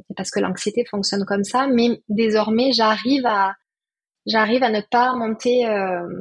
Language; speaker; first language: French; native; French